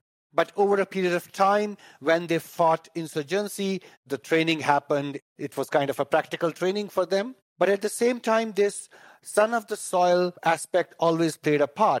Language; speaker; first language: English; non-native, local second language; Kashmiri